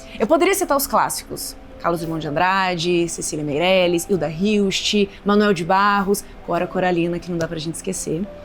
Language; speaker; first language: Portuguese; native; Portuguese